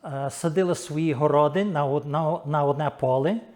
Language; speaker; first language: Ukrainian; early bilingual, heritage; Ukrainian